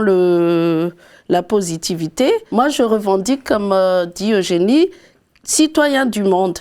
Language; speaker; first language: French; non-native, local second language; Malagasy